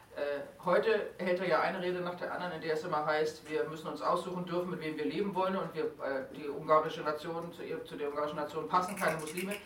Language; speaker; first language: German; native; German